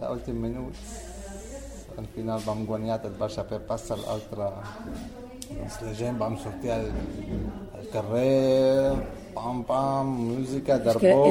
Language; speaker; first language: Catalan; non-native, learner; Arabic